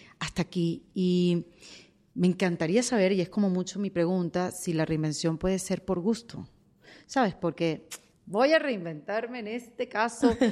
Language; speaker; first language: Spanish; native; Spanish